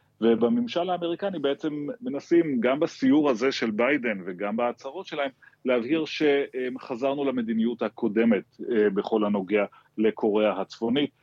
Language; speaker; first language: Hebrew; native; Hebrew